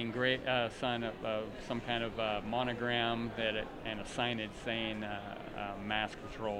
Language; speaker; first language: English; native; English